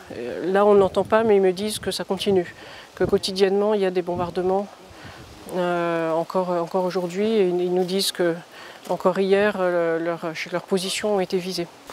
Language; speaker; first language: French; native; French